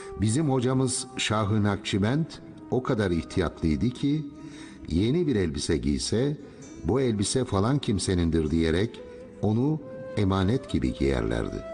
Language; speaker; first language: Turkish; native; Turkish